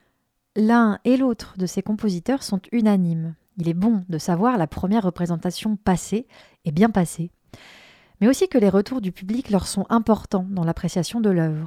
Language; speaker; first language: French; native; French